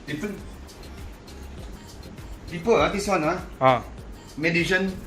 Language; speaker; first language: English; non-native, local second language; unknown